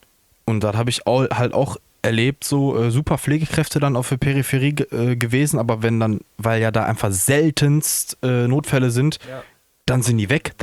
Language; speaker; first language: German; native; German